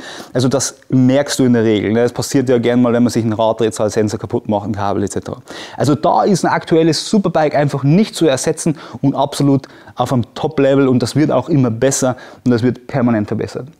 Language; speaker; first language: German; native; German